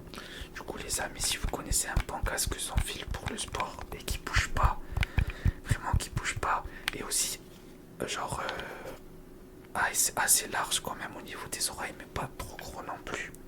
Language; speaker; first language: French; native; French